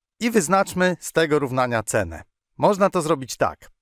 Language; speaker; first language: Polish; native; Polish